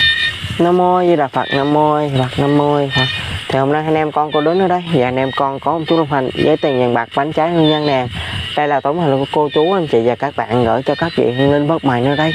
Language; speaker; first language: Vietnamese; native; Vietnamese